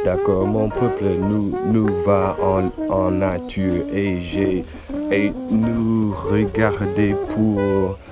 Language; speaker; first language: French; non-native, learner; English